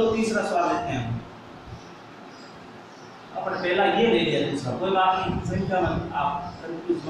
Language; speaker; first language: Hindi; native; Hindi